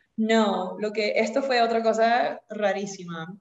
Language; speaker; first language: Spanish; native; Spanish